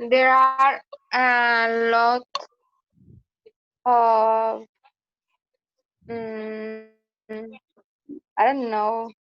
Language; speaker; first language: English; non-native, learner; Spanish